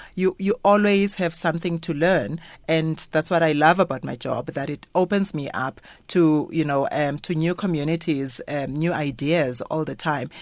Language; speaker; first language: English; non-native, local second language; Xhosa